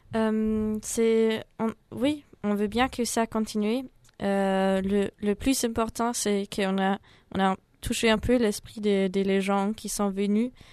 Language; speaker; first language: French; non-native, fluent; German